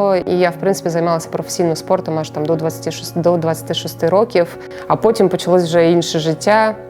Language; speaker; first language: Ukrainian; non-native, local second language; Russian